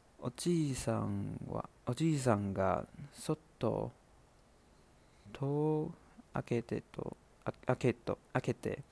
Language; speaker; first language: Japanese; non-native, learner; Chinese